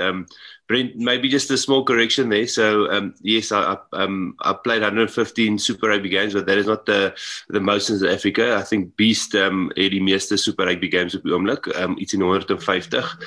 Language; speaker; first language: English; non-native, local second language; Afrikaans